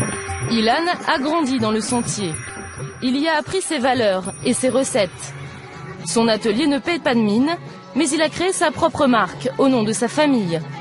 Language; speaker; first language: French; native; French